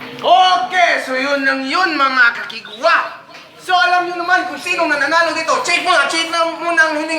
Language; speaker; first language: Filipino; non-native, local second language; Cebuano